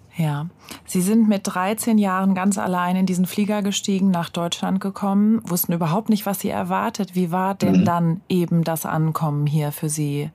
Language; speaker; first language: German; native; German